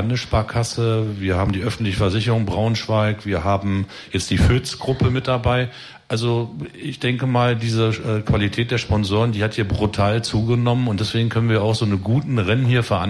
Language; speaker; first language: German; native; German